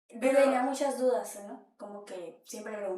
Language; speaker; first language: Spanish; native; Spanish